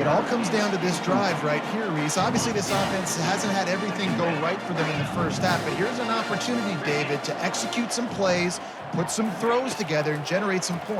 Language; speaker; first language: English; native; English